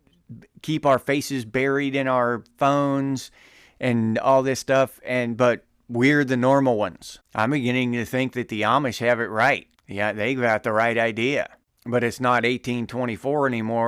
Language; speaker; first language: English; native; English